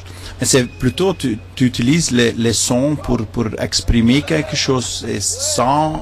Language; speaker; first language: French; non-native, local second language; Dutch